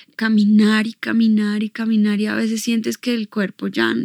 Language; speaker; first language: Spanish; native; Spanish